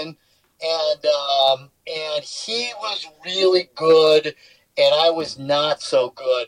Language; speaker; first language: English; native; English